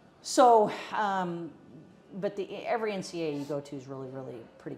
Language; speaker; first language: English; native; English